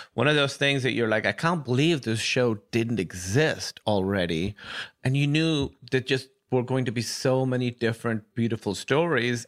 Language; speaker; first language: English; non-native, local second language; Urdu